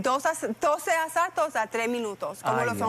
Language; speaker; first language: Spanish; early bilingual, heritage; Spanish